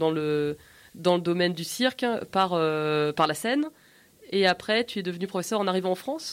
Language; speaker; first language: French; native; French